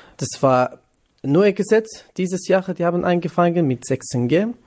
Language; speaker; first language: German; non-native, learner; Kurdish